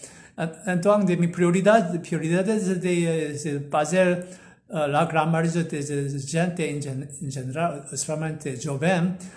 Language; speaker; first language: Portuguese; non-native, learner; Korean